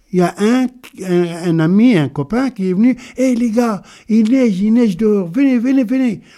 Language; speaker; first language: French; non-native, local second language; Arabic